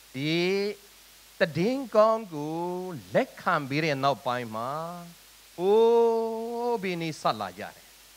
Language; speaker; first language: Burmese; non-native, local second language; Tedim Chin